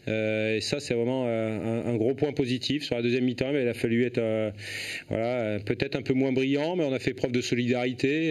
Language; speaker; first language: French; native; French